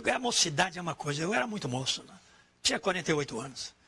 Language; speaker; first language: Portuguese; native; Portuguese